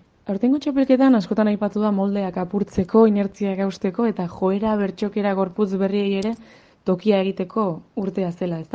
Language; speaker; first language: Basque; native; Basque